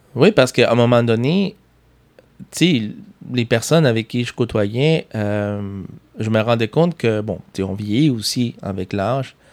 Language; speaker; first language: French; non-native, fluent; Spanish